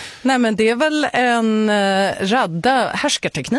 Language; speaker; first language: Swedish; native; Swedish